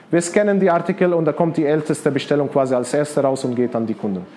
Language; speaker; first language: German; non-native, fluent; Arabic